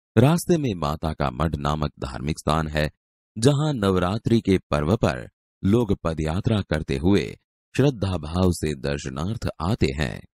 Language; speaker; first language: Hindi; non-native, local second language; Gujarati